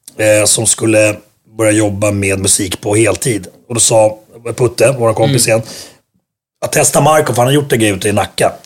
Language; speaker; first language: Swedish; early bilingual, other home language; Finnish